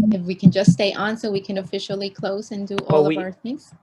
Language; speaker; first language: English; early bilingual, other home language; Spanish